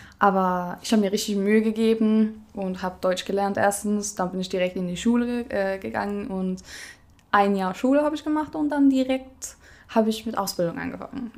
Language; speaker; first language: German; non-native, fluent; Central Kurdish